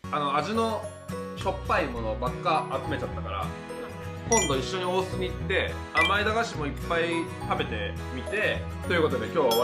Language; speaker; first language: Japanese; native; Japanese